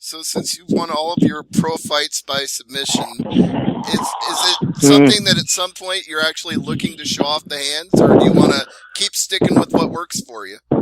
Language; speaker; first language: English; native; English